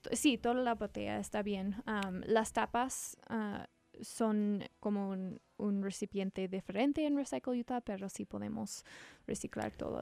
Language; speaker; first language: Spanish; non-native, learner; English